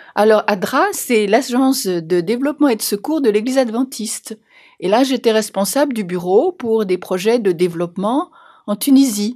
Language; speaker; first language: French; native; French